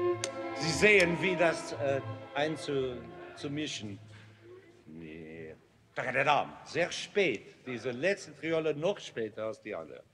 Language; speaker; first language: German; non-native, fluent; English